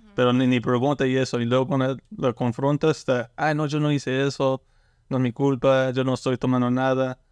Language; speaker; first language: Spanish; early bilingual, heritage; Spanish